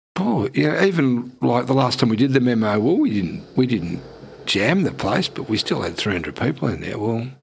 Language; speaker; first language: English; native; English